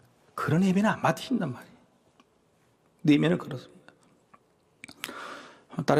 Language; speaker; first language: Korean; native; Korean